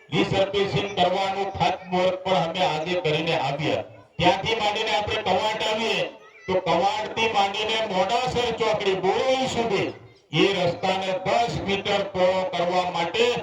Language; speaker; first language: Gujarati; non-native, local second language; Rathawi